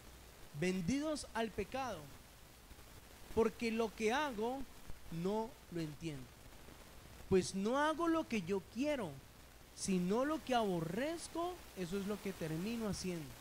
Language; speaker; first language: Spanish; native; Spanish